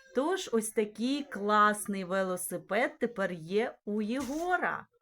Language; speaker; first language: Ukrainian; native; Ukrainian